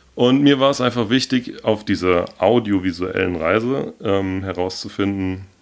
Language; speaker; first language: German; native; German